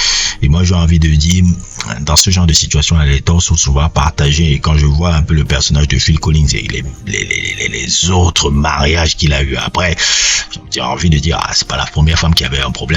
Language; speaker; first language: French; native; French